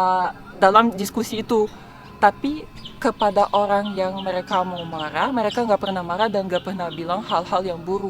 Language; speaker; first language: Indonesian; non-native, fluent; Russian